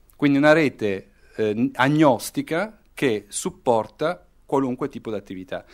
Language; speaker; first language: Italian; native; Italian